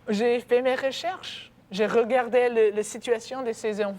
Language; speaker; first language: French; non-native, learner; English